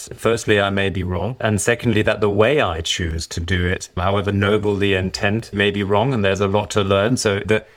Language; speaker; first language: English; early bilingual, other home language; German